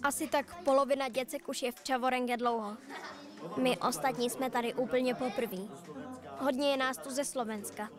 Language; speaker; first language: Czech; native; Czech